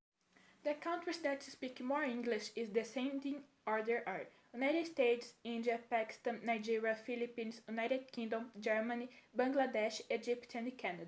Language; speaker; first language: English; non-native, learner; Portuguese